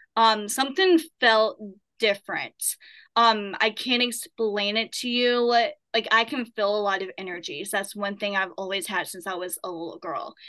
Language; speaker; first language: English; native; English